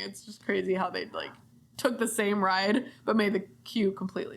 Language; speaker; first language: English; native; English